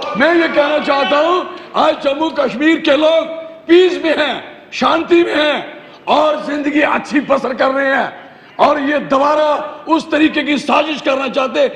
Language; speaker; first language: Hindi; non-native, local second language; Dogri